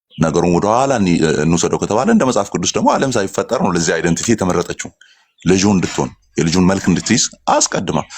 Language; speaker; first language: Amharic; non-native, local second language; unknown